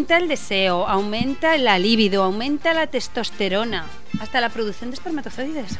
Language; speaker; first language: Spanish; native; Spanish